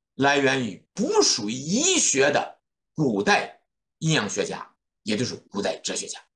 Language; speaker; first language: Chinese; native; Chinese